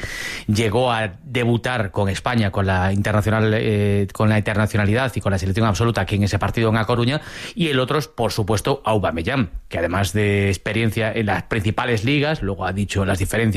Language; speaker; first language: Spanish; native; Spanish